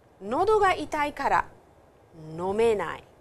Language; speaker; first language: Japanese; non-native, fluent; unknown